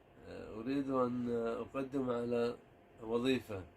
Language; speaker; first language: Arabic; non-native, fluent; Urdu